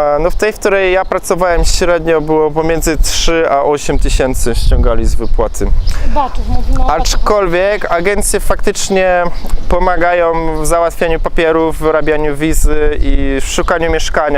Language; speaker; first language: Polish; native; Polish